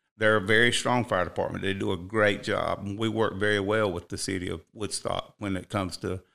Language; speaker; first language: English; native; English